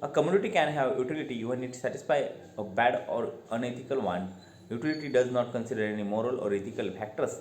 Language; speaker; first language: English; non-native, local second language; Marathi